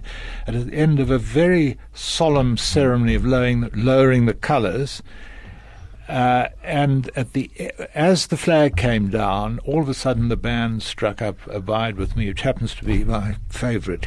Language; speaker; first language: English; native; English